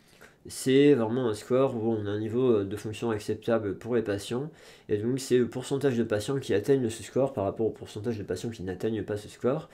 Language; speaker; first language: French; native; French